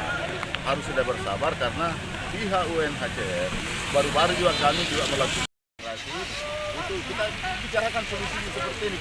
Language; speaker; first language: Malay; native; Malay